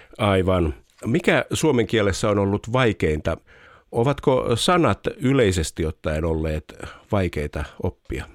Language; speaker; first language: Finnish; native; Finnish